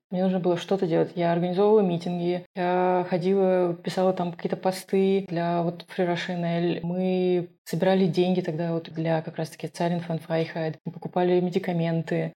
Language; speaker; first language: Russian; non-native, local second language; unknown